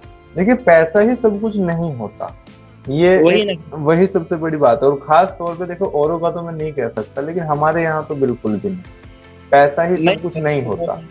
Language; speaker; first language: Hindi; native; Hindi